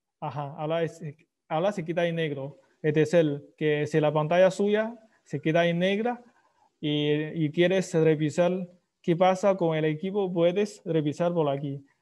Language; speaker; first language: Spanish; non-native, fluent; Chinese